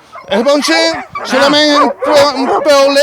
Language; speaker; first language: French; non-native, learner; Spanish